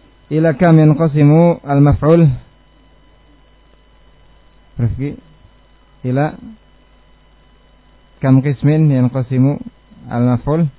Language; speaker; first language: Arabic; non-native, fluent; Indonesian